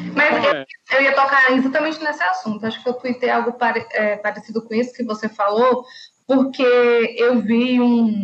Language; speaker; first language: Portuguese; native; Portuguese